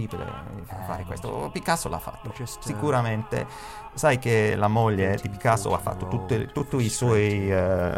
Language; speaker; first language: Italian; non-native, learner; English